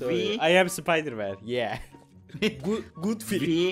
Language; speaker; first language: English; non-native, learner; Turkish